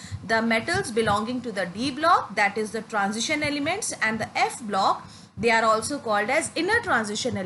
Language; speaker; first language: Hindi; native; Hindi